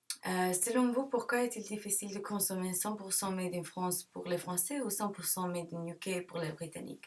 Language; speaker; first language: French; non-native, learner; English